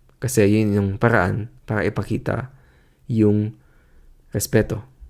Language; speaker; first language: Filipino; native; Filipino